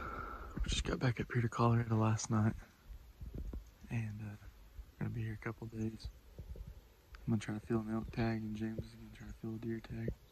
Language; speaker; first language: English; native; English